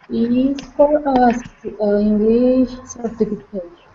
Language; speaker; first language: English; non-native, learner; Spanish